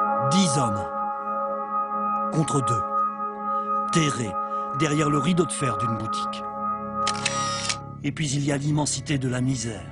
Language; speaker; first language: French; native; French